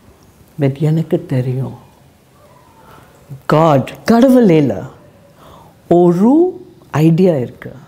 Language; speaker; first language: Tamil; non-native, learner; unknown